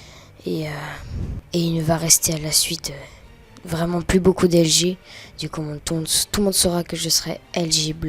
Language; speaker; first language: French; native; French